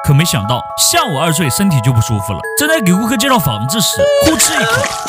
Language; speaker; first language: Chinese; native; Chinese